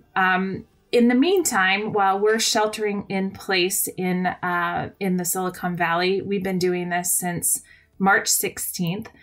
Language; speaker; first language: English; native; English